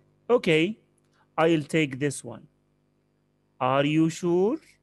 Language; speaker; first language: English; non-native, fluent; Arabic